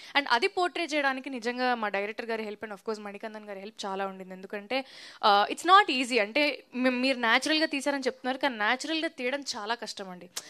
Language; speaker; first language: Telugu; native; Telugu